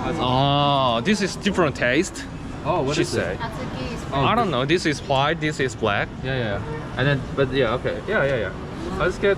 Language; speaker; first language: English; non-native, learner; Korean